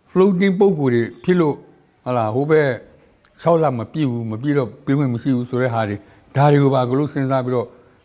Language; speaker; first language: Burmese; non-native, local second language; Karen languages